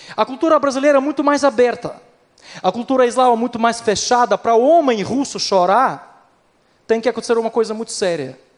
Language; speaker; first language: Portuguese; non-native, fluent; Ukrainian